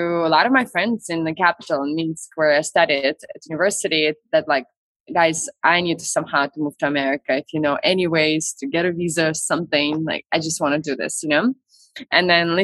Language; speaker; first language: English; non-native, fluent; Russian